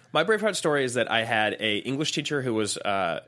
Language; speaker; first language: English; native; English